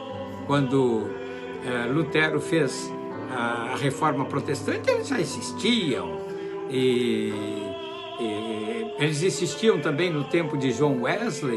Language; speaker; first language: Portuguese; native; Portuguese